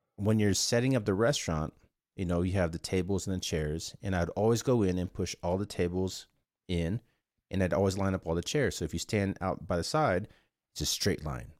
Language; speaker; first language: English; non-native, fluent; Korean